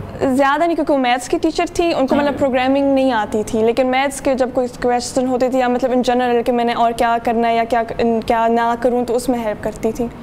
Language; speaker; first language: Urdu; early bilingual, heritage; Urdu